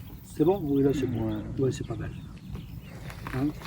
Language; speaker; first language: French; native; French